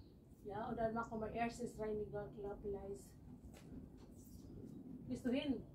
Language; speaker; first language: German; non-native, learner; Filipino